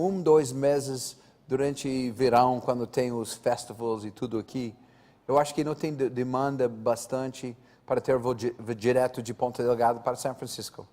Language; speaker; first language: Portuguese; non-native, fluent; English